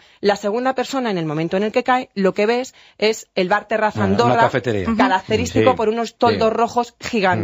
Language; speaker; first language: Spanish; native; Spanish